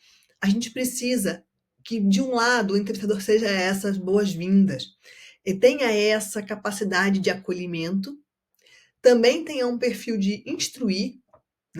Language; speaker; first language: Portuguese; native; Portuguese